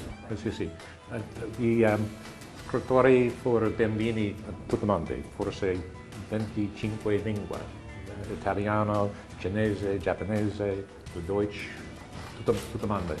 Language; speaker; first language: Italian; non-native, learner; English